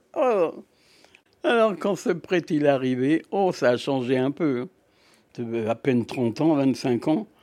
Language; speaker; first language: French; native; French